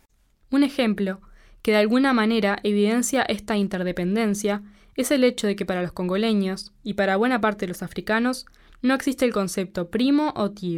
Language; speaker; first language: Spanish; native; Spanish